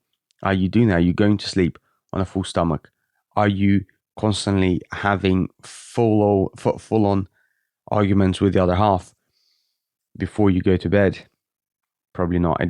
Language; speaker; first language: English; native; English